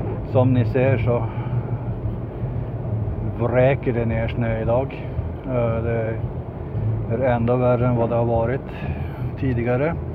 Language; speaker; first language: Swedish; native; Swedish